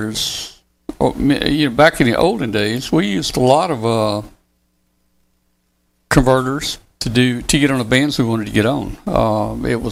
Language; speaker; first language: English; native; English